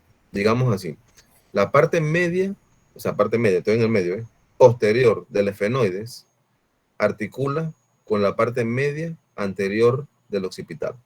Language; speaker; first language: Spanish; native; Spanish